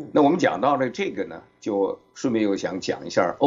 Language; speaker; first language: Chinese; native; Chinese